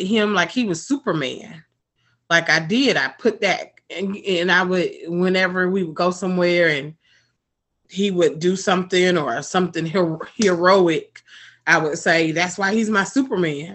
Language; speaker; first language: English; native; English